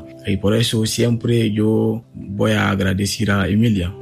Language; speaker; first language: Spanish; non-native, learner; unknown